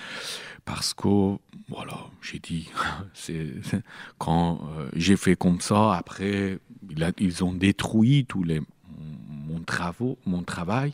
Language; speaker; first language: French; non-native, learner; Persian